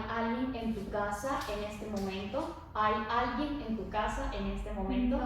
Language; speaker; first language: Spanish; non-native, learner; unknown